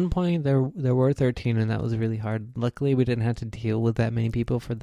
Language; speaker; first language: English; native; English